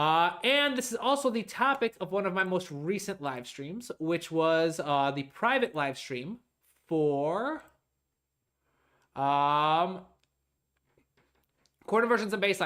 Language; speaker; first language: English; native; English